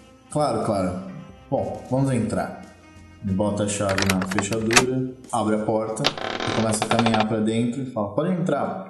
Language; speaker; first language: Portuguese; native; Portuguese